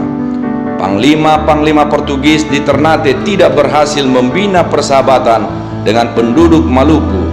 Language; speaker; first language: Indonesian; native; Indonesian